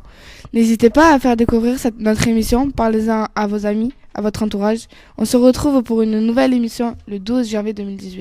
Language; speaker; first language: French; native; French